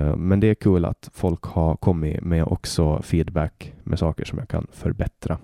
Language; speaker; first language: Swedish; native; Swedish